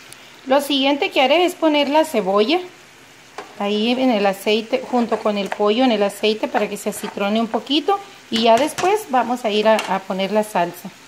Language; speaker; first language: Spanish; native; Spanish